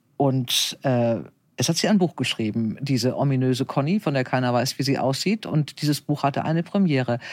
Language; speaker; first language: German; native; German